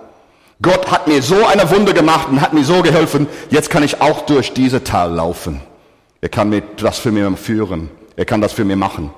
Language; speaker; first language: German; non-native, fluent; English